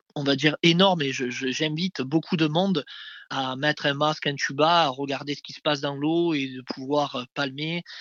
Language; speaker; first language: French; native; French